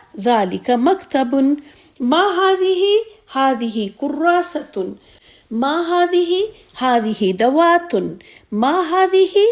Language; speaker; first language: Arabic; non-native, fluent; Urdu